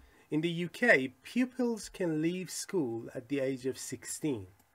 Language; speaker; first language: English; non-native, fluent; Persian